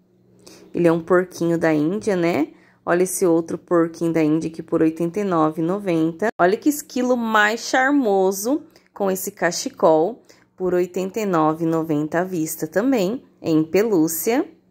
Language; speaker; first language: Portuguese; native; Portuguese